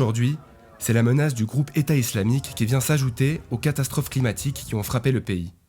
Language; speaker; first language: French; native; French